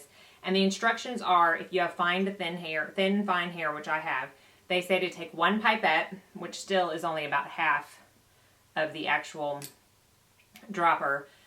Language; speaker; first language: English; native; English